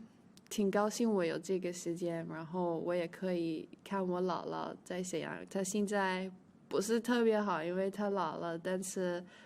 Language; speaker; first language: Chinese; early bilingual, heritage; Chinese